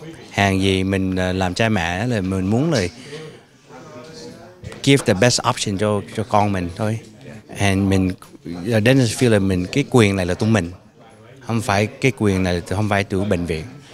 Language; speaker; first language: Vietnamese; early bilingual, heritage; Vietnamese